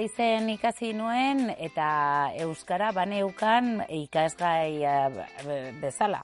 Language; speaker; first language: Basque; non-native, local second language; Spanish